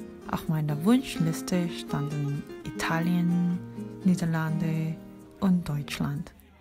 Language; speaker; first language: German; non-native, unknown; Korean